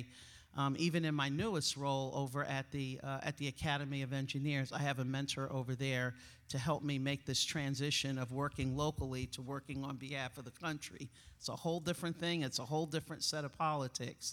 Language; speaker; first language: English; native; English